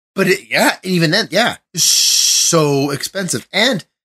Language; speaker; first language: English; native; English